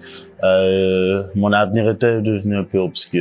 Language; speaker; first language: French; non-native, local second language; Haitian Creole